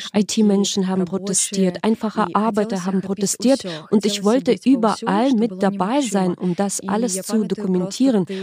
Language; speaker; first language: German; non-native, fluent; Belarusian